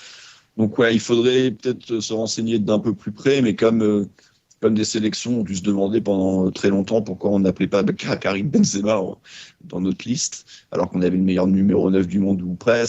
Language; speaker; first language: French; native; French